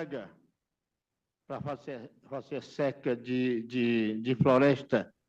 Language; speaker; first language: Portuguese; non-native, local second language; Yanomámi